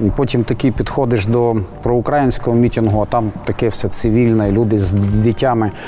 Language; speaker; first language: Ukrainian; non-native, local second language; Russian